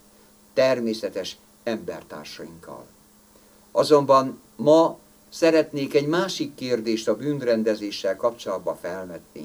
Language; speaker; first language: Hungarian; native; Hungarian